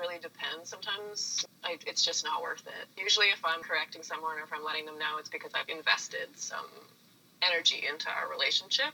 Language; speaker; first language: English; native; English